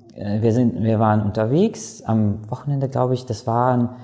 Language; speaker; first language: German; non-native, fluent; Latvian